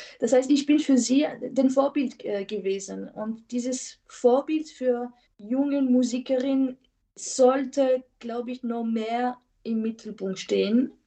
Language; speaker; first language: German; non-native, fluent; French